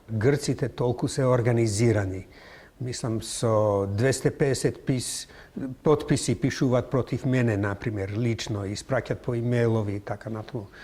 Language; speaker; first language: Macedonian; non-native, fluent; English